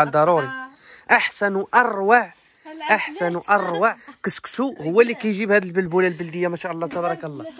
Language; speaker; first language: Arabic; native; Arabic